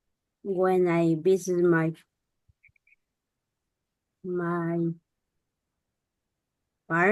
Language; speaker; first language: English; non-native, learner; Spanish